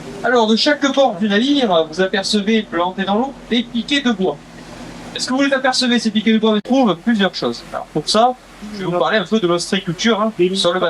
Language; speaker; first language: French; native; French